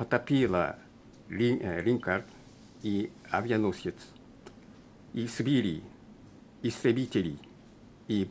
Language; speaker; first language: Russian; non-native, learner; Japanese